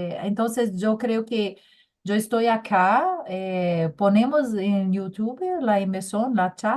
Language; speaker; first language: Spanish; non-native, learner; Portuguese